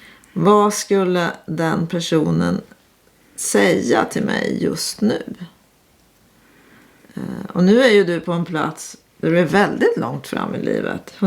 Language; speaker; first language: Swedish; native; Swedish